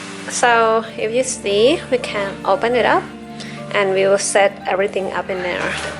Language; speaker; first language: English; non-native, learner; Thai